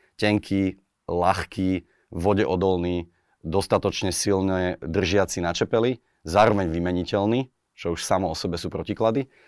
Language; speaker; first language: Slovak; native; Slovak